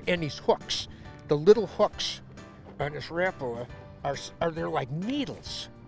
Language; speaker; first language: English; native; English